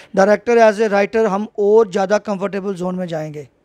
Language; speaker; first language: Hindi; native; Hindi